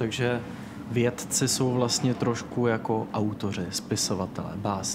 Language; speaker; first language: Czech; native; Czech